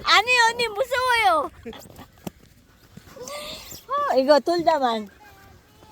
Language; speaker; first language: Korean; non-native, learner; Filipino